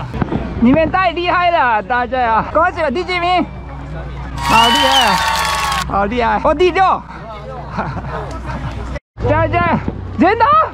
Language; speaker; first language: Chinese; non-native, fluent; Japanese